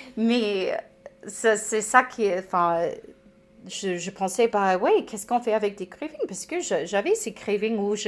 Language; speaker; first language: French; non-native, fluent; English